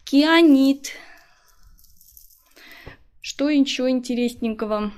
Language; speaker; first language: Russian; native; Russian